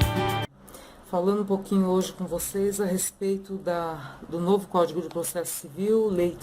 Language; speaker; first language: Portuguese; native; Portuguese